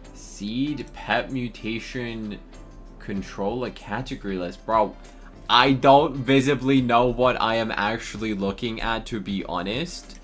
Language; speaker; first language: English; native; English